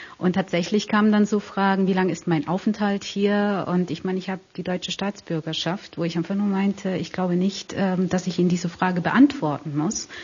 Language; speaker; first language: German; non-native, fluent; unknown